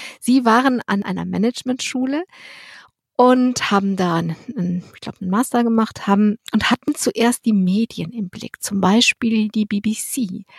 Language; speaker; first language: German; native; German